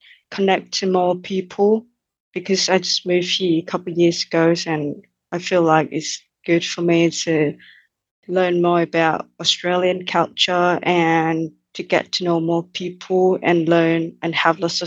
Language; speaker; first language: English; non-native, fluent; Thai